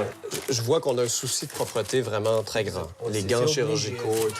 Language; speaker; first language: French; native; French